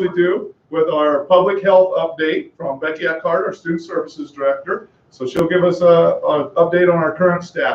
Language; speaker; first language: English; native; English